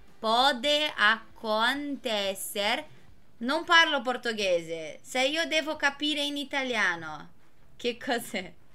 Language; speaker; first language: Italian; non-native, fluent; Portuguese